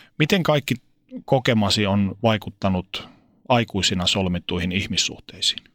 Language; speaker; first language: Finnish; native; Finnish